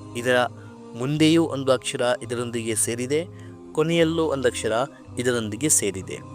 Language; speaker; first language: Kannada; non-native, local second language; Urdu